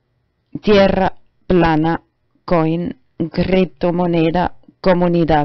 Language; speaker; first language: Spanish; non-native, learner; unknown